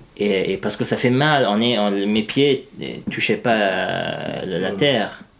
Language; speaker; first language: French; non-native, fluent; Persian